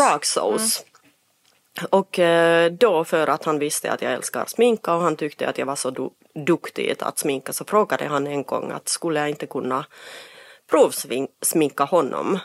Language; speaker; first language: Swedish; non-native, fluent; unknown